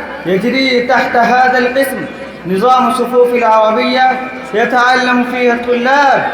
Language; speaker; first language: Arabic; non-native, learner; Urdu